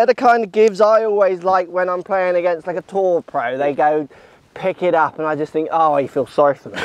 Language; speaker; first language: English; native; English